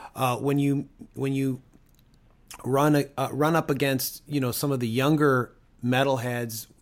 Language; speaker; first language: English; native; English